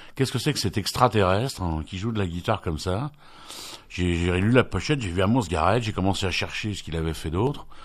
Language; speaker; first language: French; native; French